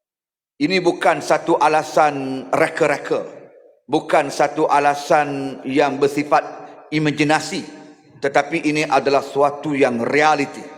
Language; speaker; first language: Malay; native; Malay